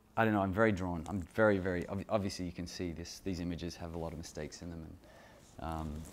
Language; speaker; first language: English; native; English